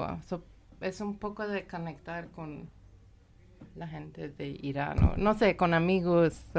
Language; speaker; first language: Spanish; non-native, learner; Persian